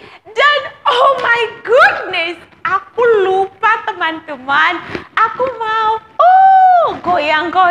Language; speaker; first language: Indonesian; non-native, fluent; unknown